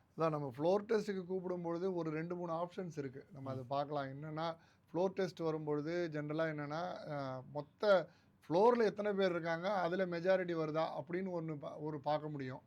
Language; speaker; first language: Tamil; non-native, local second language; Telugu